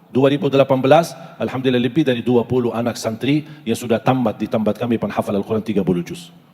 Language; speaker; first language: Malay; non-native, fluent; Arabic